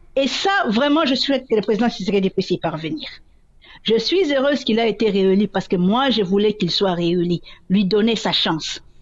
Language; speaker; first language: French; non-native, local second language; Swahili